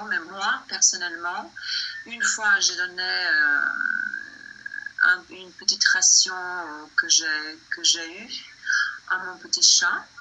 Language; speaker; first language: French; non-native, fluent; Bosnian